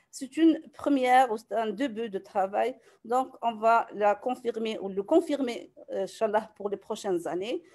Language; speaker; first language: French; non-native, local second language; Arabic